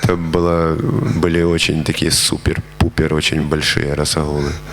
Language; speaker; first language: Russian; native; Russian